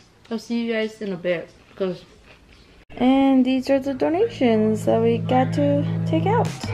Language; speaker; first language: English; early bilingual, other home language; Spanish